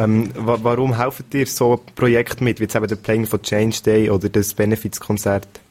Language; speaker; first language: German; native; German